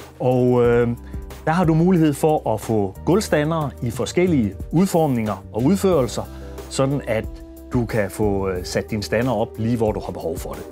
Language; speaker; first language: Danish; native; Danish